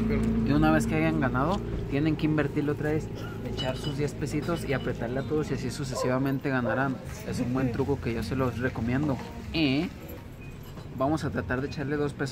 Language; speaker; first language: Spanish; native; Spanish